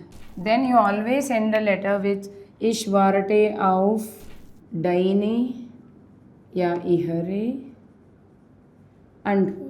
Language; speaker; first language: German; non-native, learner; Hindi